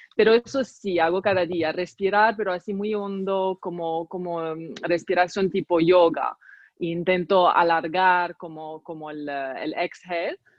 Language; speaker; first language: Spanish; non-native, fluent; Arabic